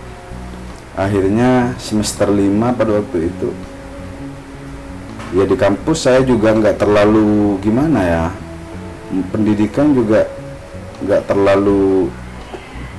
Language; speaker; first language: Indonesian; non-native, local second language; Madurese